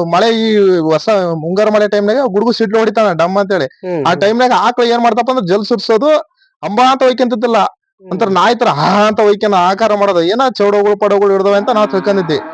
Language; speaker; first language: Kannada; native; Kannada